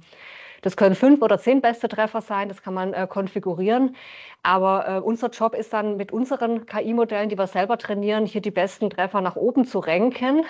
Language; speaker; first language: German; native; German